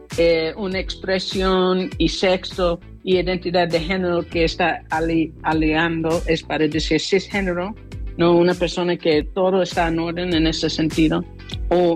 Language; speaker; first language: Spanish; non-native, fluent; English